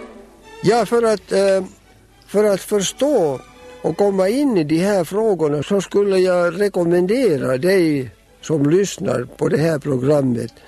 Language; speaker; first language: Swedish; native; Swedish